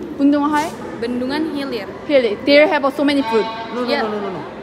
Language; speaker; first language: English; non-native, learner; Korean